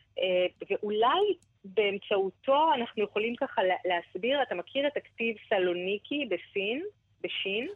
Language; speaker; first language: Hebrew; native; Hebrew